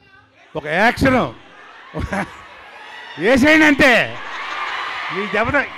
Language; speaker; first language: Telugu; native; Telugu